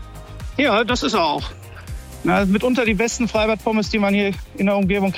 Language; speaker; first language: German; native; German